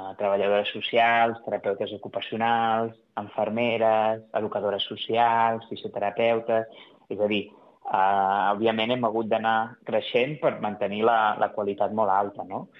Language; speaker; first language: Catalan; native; Catalan